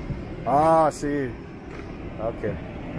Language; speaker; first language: Spanish; non-native, learner; English